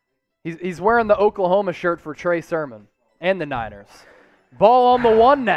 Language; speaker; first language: English; native; English